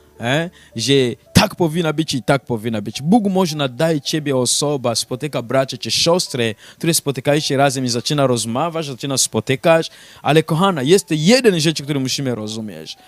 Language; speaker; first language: Polish; non-native, learner; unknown